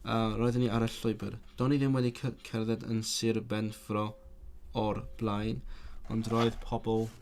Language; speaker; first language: Welsh; non-native, learner; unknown